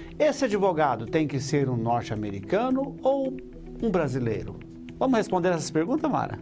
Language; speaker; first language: Portuguese; early bilingual, heritage; Portuguese